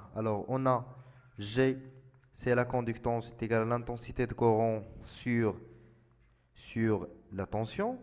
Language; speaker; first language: French; non-native, local second language; Arabic